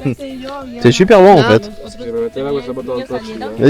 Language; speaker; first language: French; native; French